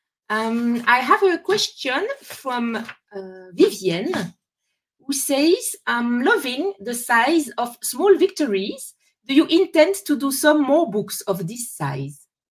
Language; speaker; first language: English; non-native, fluent; French